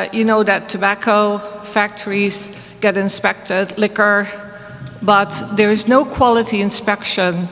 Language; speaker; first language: English; non-native, fluent; Dutch